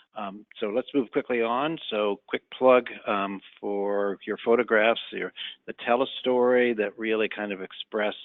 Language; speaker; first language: English; native; English